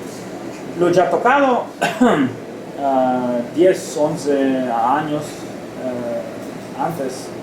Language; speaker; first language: Spanish; non-native, learner; Romanian